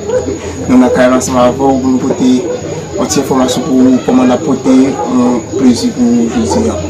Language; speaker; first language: French; non-native, learner; Haitian Creole